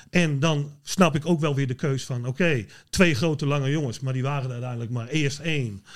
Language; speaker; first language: Dutch; native; Dutch